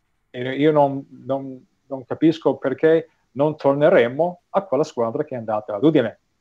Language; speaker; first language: Italian; non-native, fluent; English